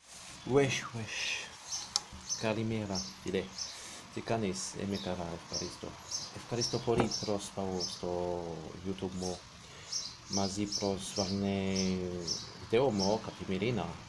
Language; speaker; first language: Greek; non-native, learner; French